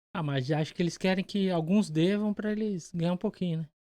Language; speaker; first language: Portuguese; native; Portuguese